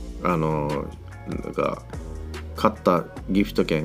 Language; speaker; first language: Japanese; native; Japanese